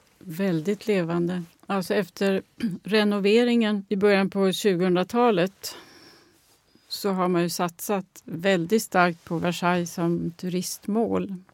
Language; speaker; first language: Swedish; native; Swedish